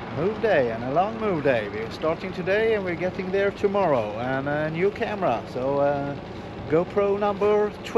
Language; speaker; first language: English; non-native, fluent; Swedish